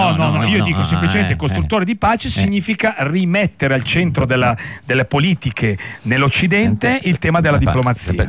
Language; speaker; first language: Italian; native; Italian